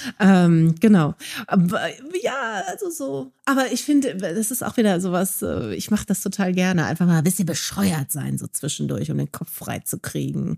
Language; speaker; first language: German; native; German